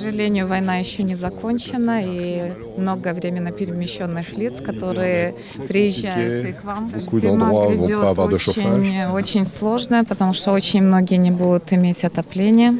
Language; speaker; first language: Russian; native; Russian